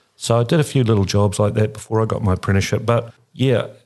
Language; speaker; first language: English; native; English